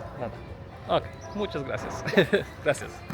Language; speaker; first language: Spanish; non-native, learner; Polish